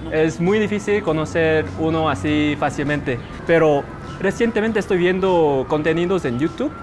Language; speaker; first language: Spanish; non-native, fluent; Korean